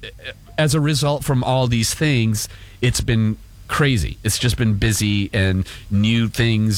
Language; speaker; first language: English; native; English